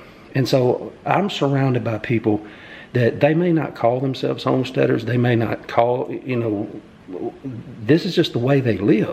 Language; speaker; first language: English; native; English